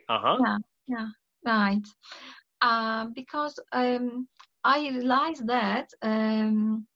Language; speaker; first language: English; non-native, learner; Turkish